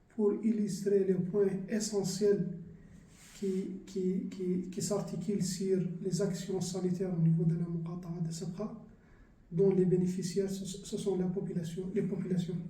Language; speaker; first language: French; non-native, local second language; Arabic